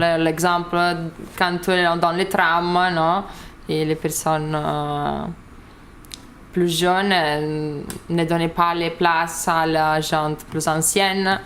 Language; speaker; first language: French; non-native, learner; Lithuanian